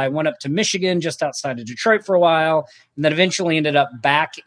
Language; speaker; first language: English; native; English